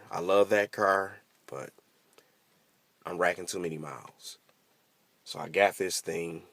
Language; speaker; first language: English; native; English